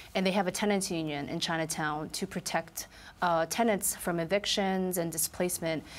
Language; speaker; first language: English; native; English